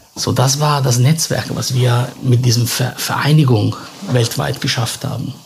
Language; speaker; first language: German; non-native, fluent; Italian